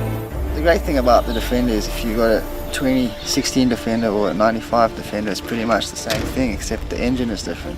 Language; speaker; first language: English; native; English